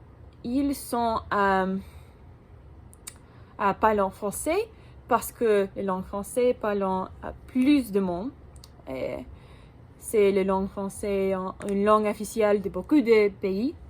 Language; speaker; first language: French; non-native, learner; English